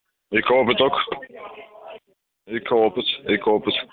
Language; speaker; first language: Dutch; non-native, fluent; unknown